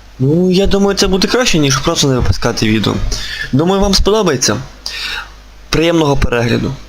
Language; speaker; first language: Ukrainian; native; Ukrainian